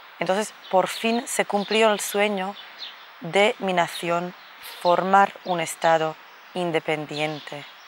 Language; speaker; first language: Spanish; non-native, fluent; Slovak